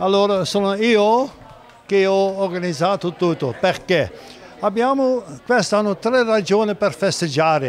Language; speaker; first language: Italian; non-native, learner; Dutch